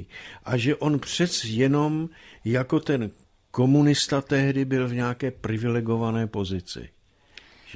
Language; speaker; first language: Czech; native; Czech